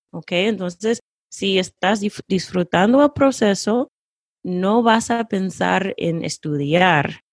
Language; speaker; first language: Spanish; non-native, fluent; English